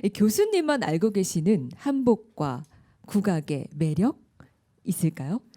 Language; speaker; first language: Korean; native; Korean